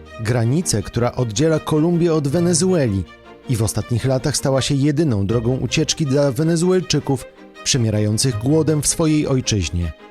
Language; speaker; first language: Polish; native; Polish